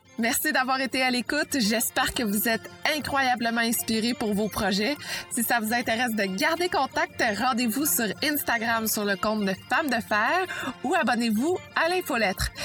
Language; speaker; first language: French; native; French